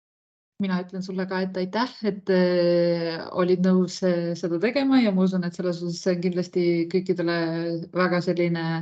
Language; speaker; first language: Estonian; native; Estonian